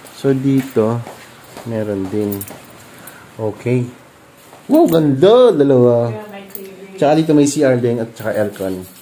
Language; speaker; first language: Filipino; native; Filipino